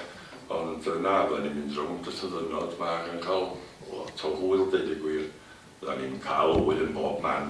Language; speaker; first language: Welsh; native; Welsh